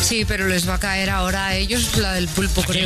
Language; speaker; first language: Spanish; native; Spanish